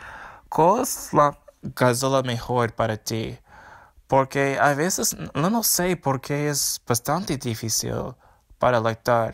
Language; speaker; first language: Spanish; non-native, learner; English